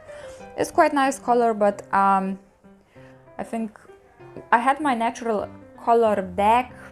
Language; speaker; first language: English; non-native, fluent; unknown